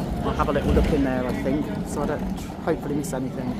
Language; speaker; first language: English; native; English